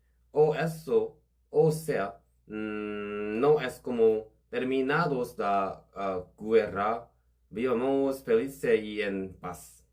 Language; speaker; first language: Spanish; non-native, learner; Korean